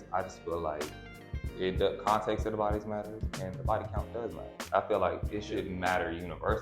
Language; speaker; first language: English; native; English